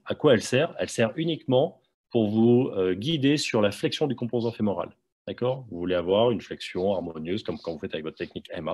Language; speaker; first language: French; native; French